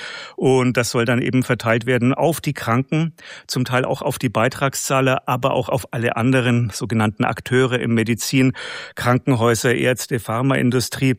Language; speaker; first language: German; native; German